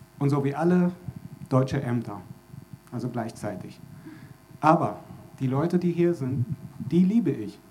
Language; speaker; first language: German; non-native, fluent; Arabic